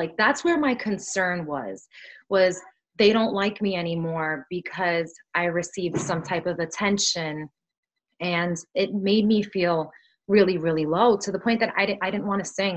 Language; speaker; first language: English; early bilingual, other home language; Spanish